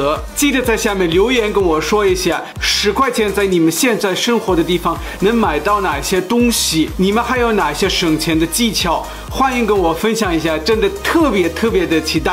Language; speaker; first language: Chinese; non-native, fluent; German